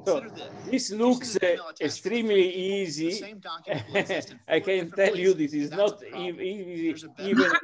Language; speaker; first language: English; non-native, fluent; Italian